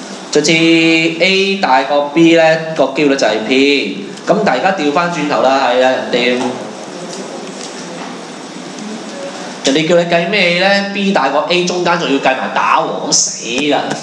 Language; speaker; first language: Cantonese; native; Cantonese